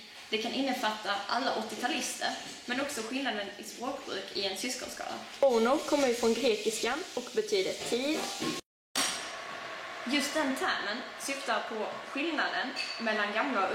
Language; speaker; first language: Swedish; native; Swedish